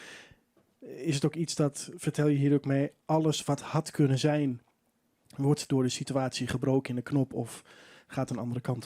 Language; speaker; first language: Dutch; non-native, local second language; Western Frisian